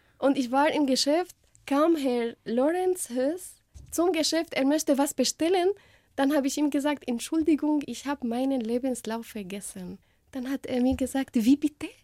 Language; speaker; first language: German; non-native, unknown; Arabic